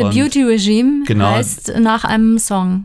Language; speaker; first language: German; native; German